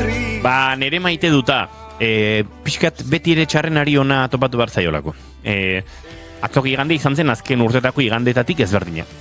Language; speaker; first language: Basque; native; Basque